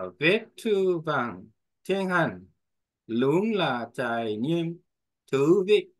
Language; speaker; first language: Vietnamese; non-native, learner; Korean